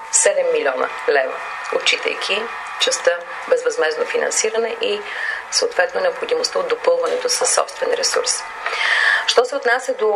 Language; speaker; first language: Bulgarian; native; Bulgarian